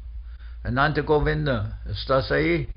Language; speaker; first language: Spanish; non-native, fluent; English